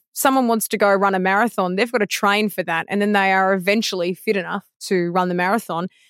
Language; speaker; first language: English; native; English